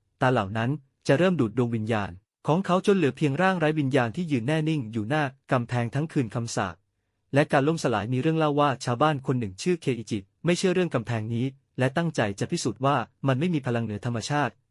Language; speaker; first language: Thai; native; Thai